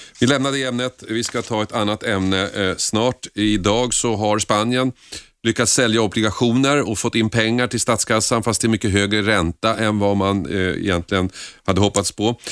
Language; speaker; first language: Swedish; native; Swedish